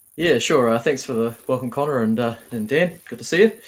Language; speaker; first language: English; native; English